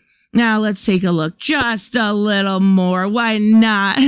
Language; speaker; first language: English; native; English